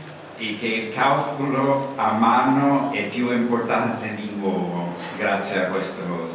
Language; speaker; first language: Italian; non-native, learner; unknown